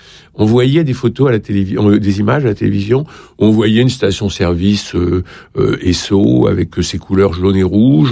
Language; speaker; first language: French; native; French